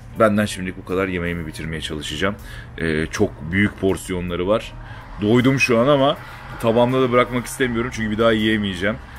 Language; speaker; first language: Turkish; native; Turkish